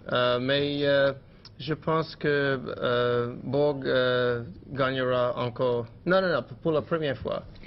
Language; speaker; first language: French; non-native, learner; English